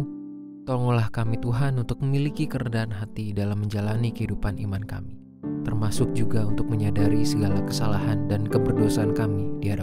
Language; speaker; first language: Indonesian; native; Indonesian